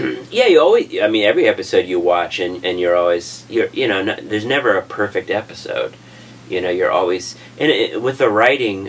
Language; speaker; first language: English; native; English